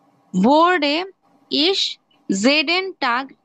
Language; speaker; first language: German; non-native, learner; Bangla